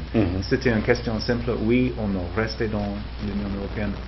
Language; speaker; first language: French; non-native, fluent; English